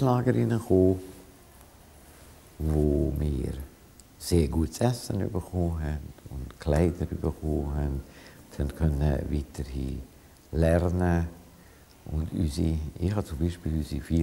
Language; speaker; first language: German; non-native, fluent; Hungarian